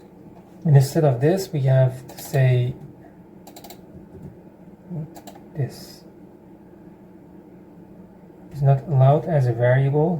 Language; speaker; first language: English; non-native, fluent; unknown